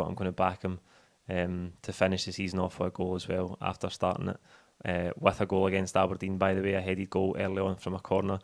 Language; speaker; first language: English; native; English